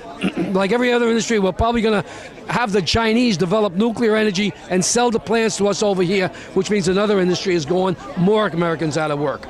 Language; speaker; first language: English; native; English